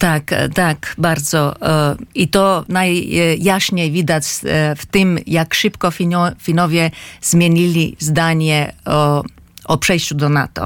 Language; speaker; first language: Polish; non-native, fluent; Finnish